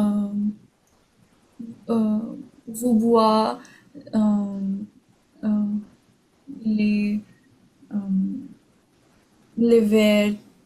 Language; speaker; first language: French; non-native, learner; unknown